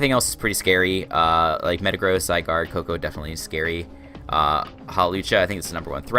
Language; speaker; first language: English; native; English